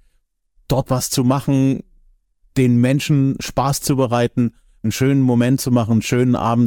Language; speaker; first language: German; native; German